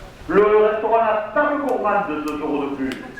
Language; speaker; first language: French; native; French